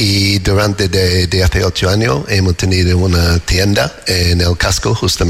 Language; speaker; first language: Spanish; non-native, learner; English